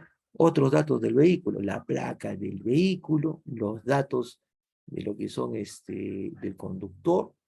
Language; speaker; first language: Spanish; native; Spanish